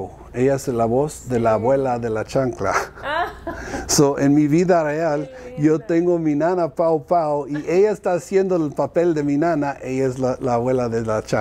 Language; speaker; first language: Spanish; early bilingual, heritage; Spanish